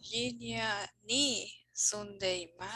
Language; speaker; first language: Japanese; non-native, learner; English